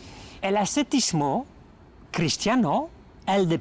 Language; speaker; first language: Spanish; non-native, fluent; French